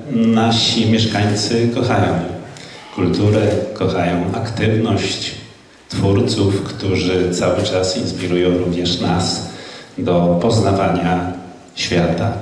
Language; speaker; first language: Polish; native; Polish